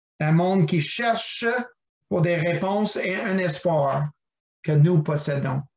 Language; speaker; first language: French; non-native, local second language; English